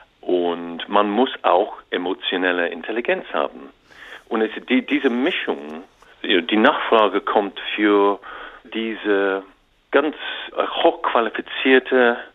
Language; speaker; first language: German; non-native, learner; English